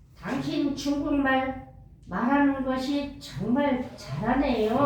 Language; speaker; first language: Korean; non-native, learner; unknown